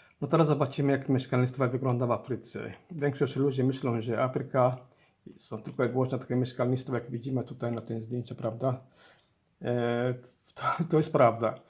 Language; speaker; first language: Polish; non-native, learner; Somali